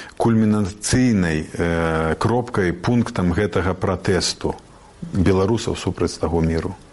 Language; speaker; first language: Belarusian; native; Belarusian